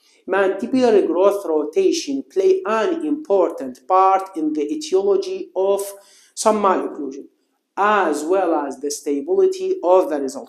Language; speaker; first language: English; non-native, fluent; Arabic